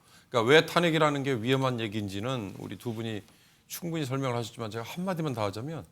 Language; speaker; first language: Korean; native; Korean